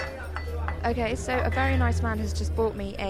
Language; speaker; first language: English; native; English